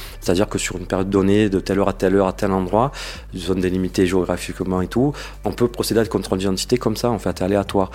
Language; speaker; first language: French; native; French